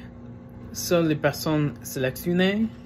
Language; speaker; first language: French; non-native, fluent; English